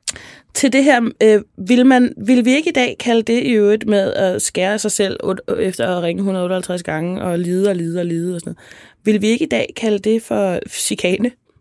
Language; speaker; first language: Danish; native; Danish